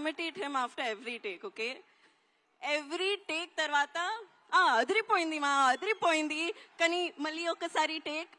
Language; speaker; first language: Telugu; non-native, learner; Hindi